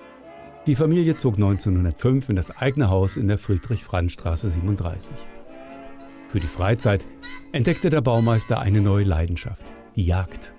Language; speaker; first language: German; native; German